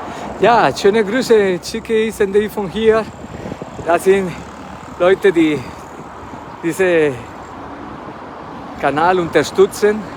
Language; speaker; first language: German; non-native, fluent; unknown